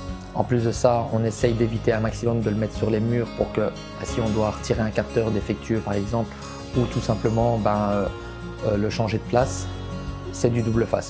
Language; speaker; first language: French; native; French